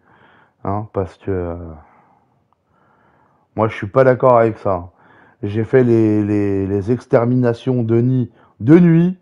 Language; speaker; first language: French; native; French